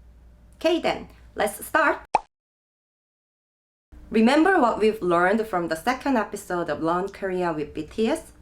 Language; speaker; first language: English; non-native, fluent; Korean